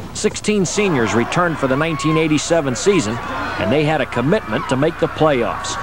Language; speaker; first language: English; native; English